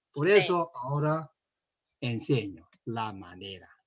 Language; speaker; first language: Spanish; non-native, learner; Korean